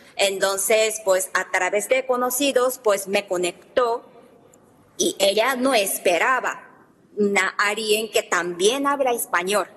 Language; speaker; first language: Spanish; non-native, fluent; Japanese